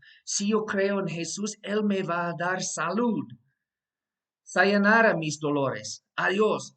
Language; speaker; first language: Spanish; non-native, fluent; English